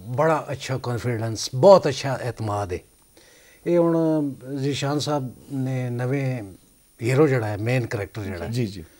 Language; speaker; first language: Punjabi; non-native, local second language; Pashto